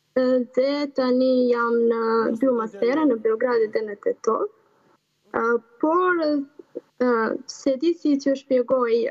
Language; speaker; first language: Albanian; non-native, fluent; Serbian